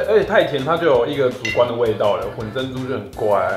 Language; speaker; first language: Chinese; native; Chinese